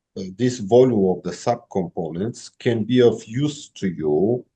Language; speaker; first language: English; non-native, fluent; Romanian